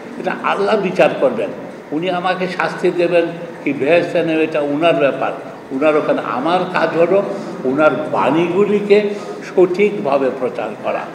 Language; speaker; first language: Bangla; native; Bangla